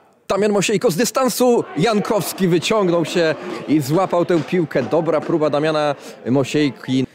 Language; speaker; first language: Polish; native; Polish